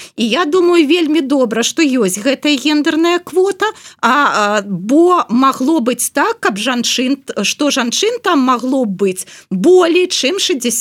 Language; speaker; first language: Belarusian; non-native, local second language; Russian